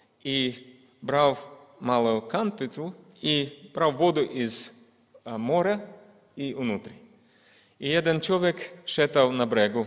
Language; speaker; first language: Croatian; non-native, learner; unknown